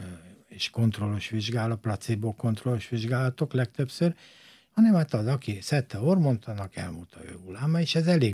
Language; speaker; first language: Hungarian; native; Hungarian